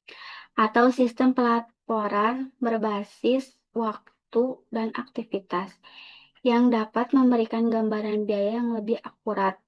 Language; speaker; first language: Indonesian; native; Indonesian